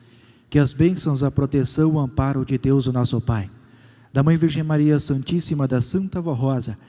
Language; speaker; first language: Portuguese; native; Portuguese